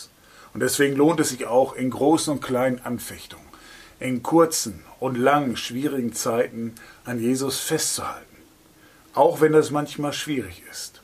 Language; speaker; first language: German; native; German